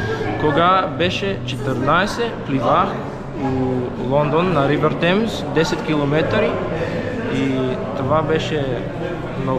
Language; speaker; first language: Macedonian; early bilingual, heritage; English